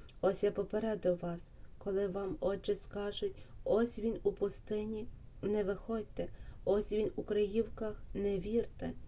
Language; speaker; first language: Ukrainian; native; Ukrainian